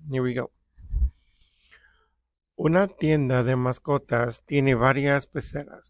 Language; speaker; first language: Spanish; early bilingual, heritage; Spanish